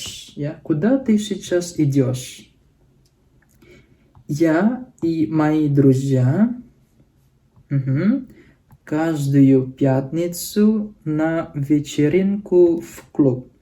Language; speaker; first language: Russian; non-native, fluent; Indonesian